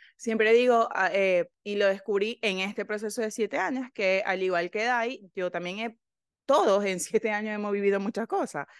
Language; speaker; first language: Spanish; native; Spanish